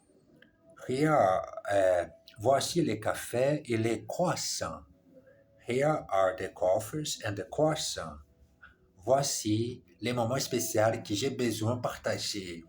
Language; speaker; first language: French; non-native, learner; English